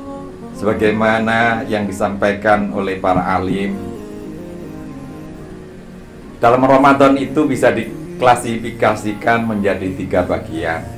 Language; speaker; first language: Indonesian; native; Indonesian